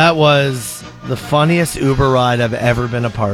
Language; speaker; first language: English; native; English